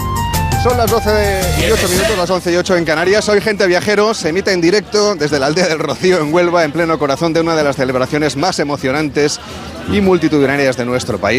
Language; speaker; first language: Spanish; native; Spanish